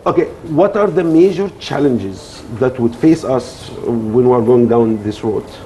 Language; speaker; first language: English; non-native, fluent; Arabic